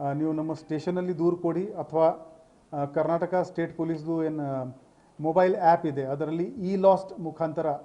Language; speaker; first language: Kannada; non-native, fluent; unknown